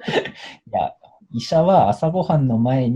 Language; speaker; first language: Japanese; native; Japanese